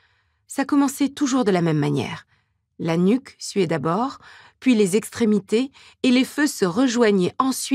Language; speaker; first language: French; native; French